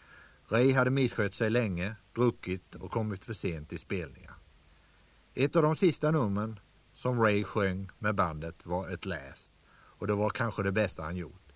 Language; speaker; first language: Swedish; native; Swedish